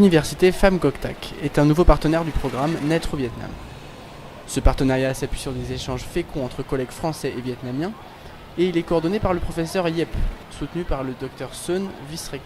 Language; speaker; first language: French; native; French